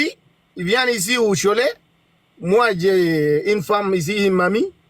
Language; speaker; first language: French; non-native, learner; Arabic